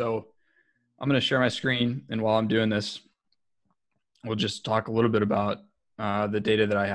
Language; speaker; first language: English; native; English